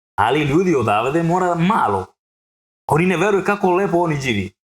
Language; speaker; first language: Bosnian; non-native, learner; Spanish